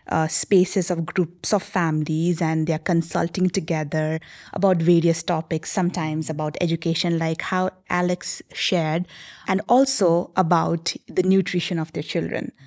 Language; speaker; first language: English; non-native, local second language; Nepali